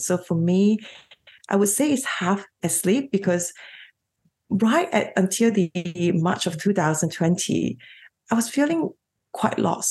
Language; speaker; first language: English; non-native, local second language; Cantonese